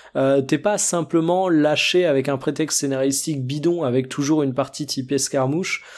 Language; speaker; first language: French; native; French